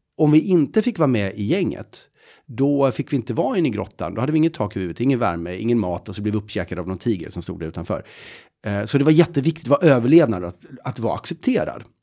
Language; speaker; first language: Swedish; native; Swedish